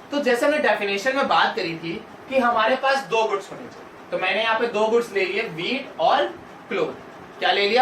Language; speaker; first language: Hindi; native; Hindi